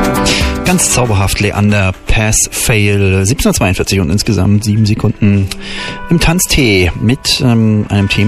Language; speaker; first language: German; native; German